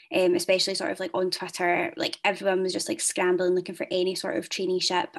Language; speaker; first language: English; native; English